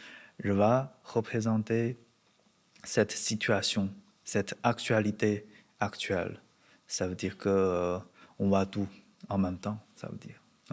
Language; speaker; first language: French; non-native, learner; Chinese